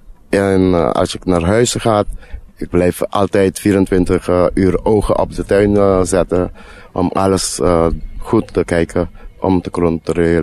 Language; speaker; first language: Dutch; non-native, learner; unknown